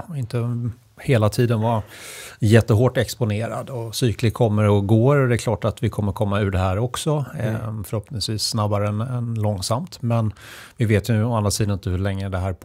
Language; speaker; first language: Swedish; native; Swedish